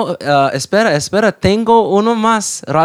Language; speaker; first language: Spanish; non-native, learner; English